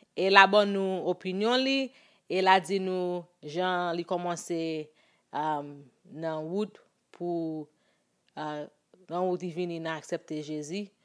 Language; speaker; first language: Haitian Creole; early bilingual, heritage; English